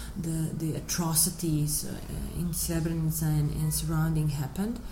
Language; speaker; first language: English; non-native, fluent; Bosnian